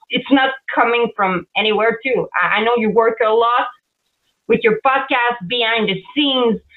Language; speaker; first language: English; non-native, fluent; French